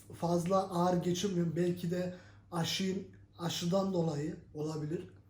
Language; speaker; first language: Turkish; native; Turkish